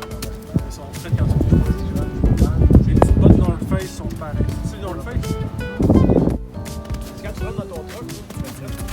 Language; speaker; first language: French; native; French